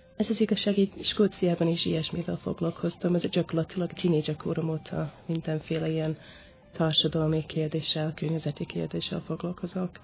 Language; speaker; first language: Hungarian; non-native, fluent; English